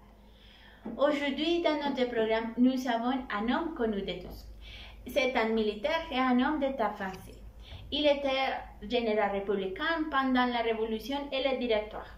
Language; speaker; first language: French; non-native, learner; Spanish